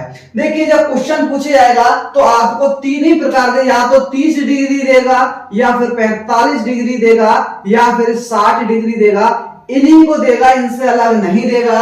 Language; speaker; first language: Hindi; native; Hindi